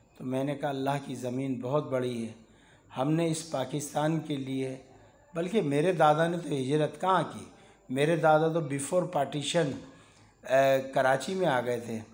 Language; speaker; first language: Urdu; native; Urdu